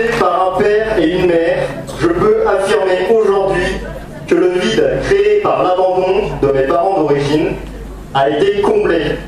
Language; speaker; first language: French; native; French